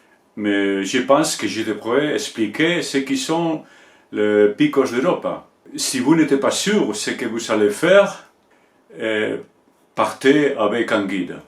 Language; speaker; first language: French; non-native, learner; Spanish